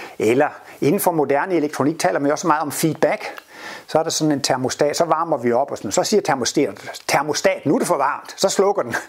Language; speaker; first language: Danish; native; Danish